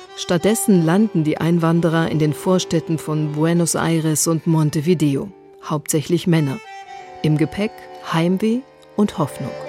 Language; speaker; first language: German; native; German